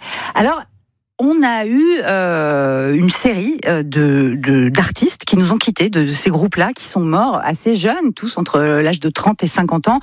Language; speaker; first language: French; native; French